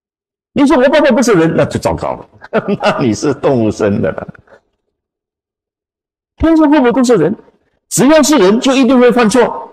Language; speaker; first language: Chinese; native; Chinese